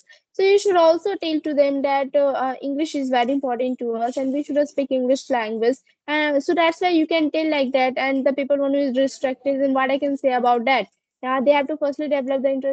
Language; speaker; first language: English; non-native, learner; Hindi